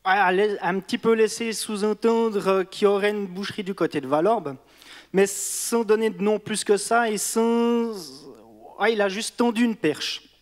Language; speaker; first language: French; native; French